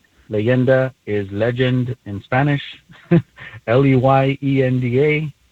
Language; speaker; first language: English; early bilingual, other home language; Spanish